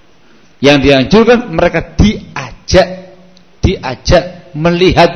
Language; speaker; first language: Indonesian; non-native, local second language; Javanese